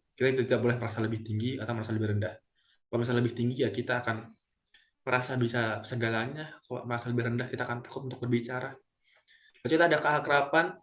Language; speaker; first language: Indonesian; native; Indonesian